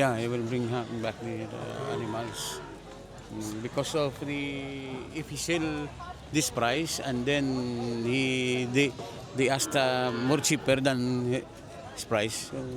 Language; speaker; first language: English; non-native, local second language; Hiligaynon